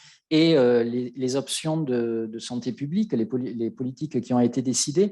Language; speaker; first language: French; native; French